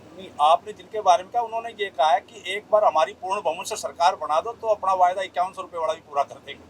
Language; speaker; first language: Hindi; native; Hindi